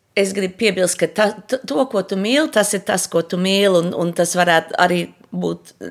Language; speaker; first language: Latvian; early bilingual, heritage; Latvian